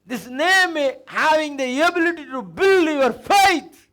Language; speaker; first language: English; non-native, local second language; Tamil